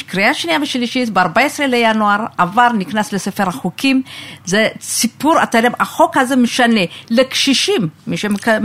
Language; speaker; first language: Hebrew; non-native, fluent; Amharic